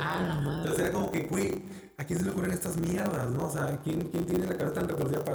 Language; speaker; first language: Spanish; native; Spanish